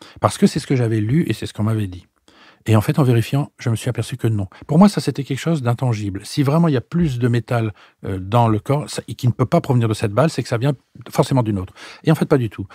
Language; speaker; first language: French; native; French